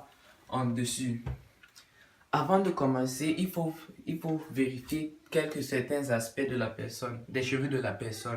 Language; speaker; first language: French; non-native, local second language; English